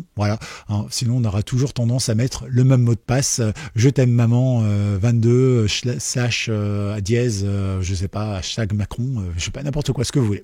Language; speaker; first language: French; native; French